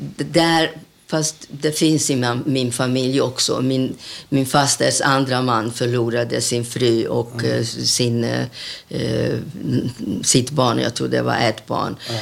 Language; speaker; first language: Swedish; non-native, fluent; Hungarian